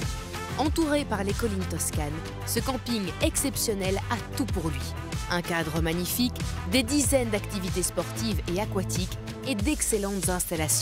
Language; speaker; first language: French; native; French